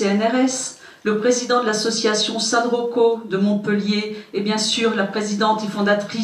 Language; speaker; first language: French; native; French